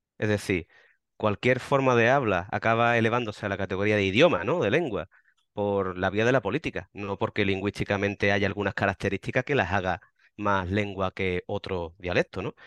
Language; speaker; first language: Spanish; native; Spanish